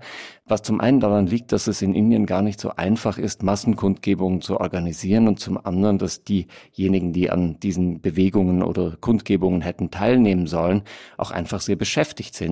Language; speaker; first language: German; native; German